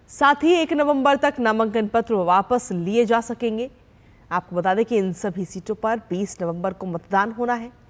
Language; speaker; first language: Hindi; native; Hindi